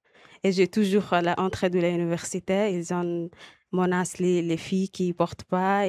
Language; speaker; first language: French; non-native, learner; Arabic